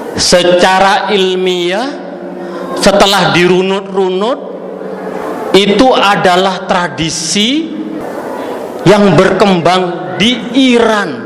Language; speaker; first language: Indonesian; non-native, local second language; Madurese